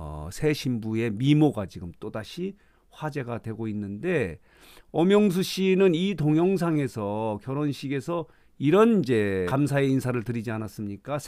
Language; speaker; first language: Korean; native; Korean